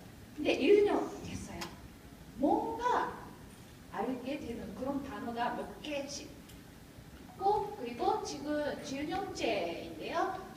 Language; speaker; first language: Korean; non-native, fluent; Japanese